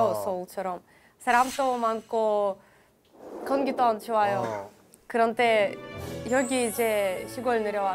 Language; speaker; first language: Korean; non-native, learner; Russian